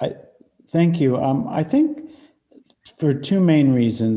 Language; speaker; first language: English; native; English